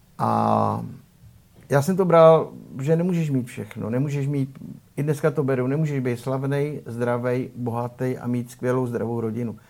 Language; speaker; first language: Czech; native; Czech